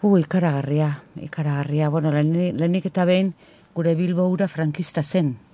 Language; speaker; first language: Basque; non-native, local second language; Spanish